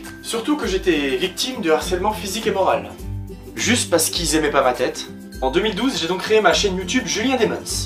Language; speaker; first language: French; native; French